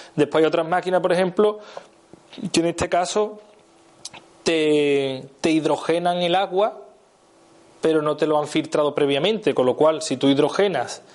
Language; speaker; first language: Spanish; native; Spanish